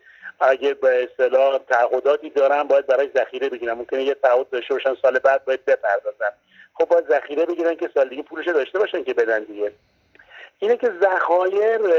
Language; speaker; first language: Persian; native; Persian